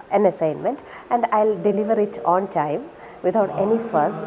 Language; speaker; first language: English; non-native, local second language; Malayalam